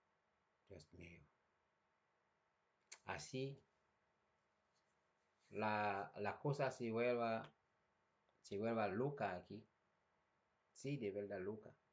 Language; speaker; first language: Spanish; non-native, fluent; Haitian Creole